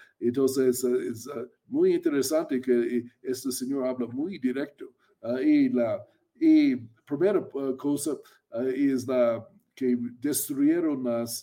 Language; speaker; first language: Spanish; non-native, fluent; English